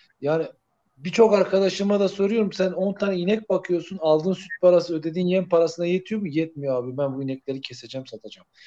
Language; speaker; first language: Turkish; native; Turkish